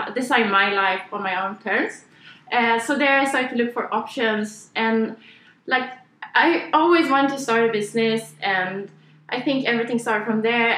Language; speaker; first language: English; non-native, fluent; Swedish